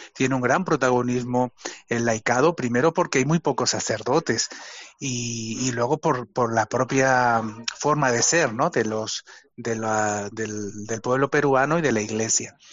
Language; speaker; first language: Spanish; native; Spanish